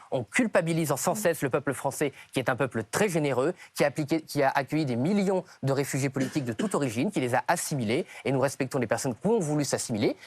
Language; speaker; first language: French; native; French